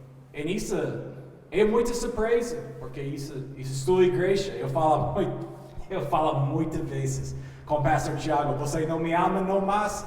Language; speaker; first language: Portuguese; non-native, learner; English